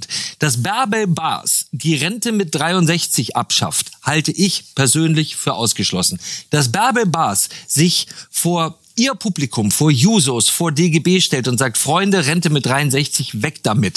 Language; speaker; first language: German; native; German